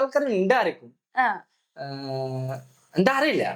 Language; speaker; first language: Malayalam; non-native, fluent; Bangla